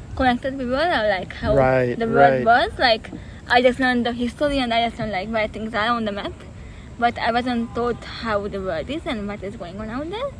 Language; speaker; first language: English; non-native, fluent; Hungarian